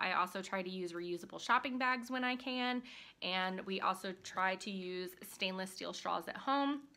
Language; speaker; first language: English; native; English